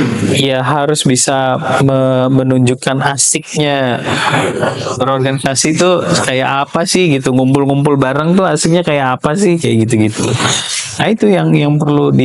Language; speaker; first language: Indonesian; native; Indonesian